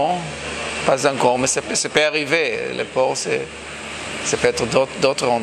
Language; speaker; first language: French; non-native, fluent; Hebrew